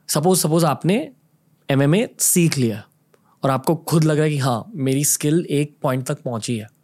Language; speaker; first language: Hindi; native; Hindi